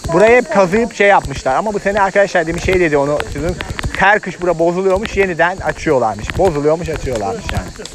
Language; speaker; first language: Turkish; native; Turkish